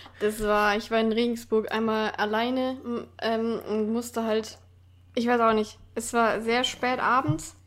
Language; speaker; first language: German; native; German